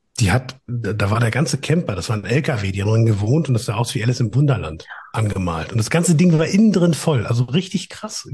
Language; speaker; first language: German; native; German